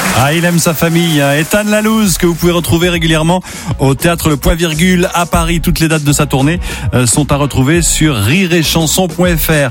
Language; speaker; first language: French; native; French